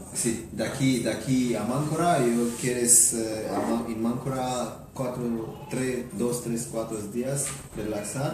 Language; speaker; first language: Spanish; non-native, learner; Romanian